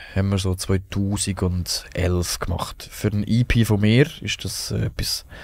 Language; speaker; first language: German; native; German